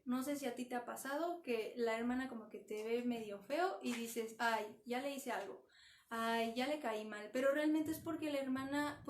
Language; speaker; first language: Spanish; native; Spanish